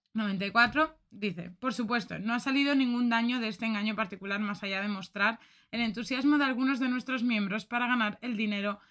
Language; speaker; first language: Spanish; native; Spanish